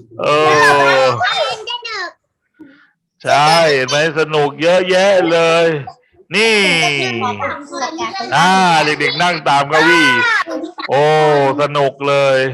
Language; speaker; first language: Thai; native; Thai